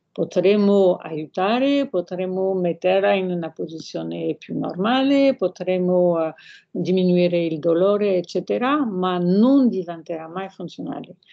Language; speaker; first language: Italian; non-native, fluent; French